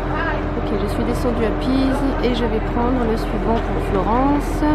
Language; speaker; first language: French; native; French